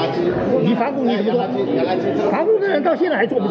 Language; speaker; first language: Chinese; native; Chinese